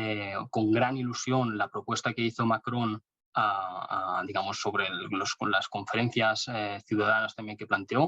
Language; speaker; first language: Spanish; native; Spanish